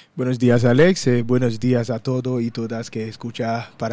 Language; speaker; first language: Spanish; non-native, learner; Haitian Creole